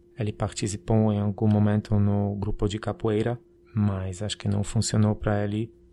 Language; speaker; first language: Portuguese; non-native, fluent; Polish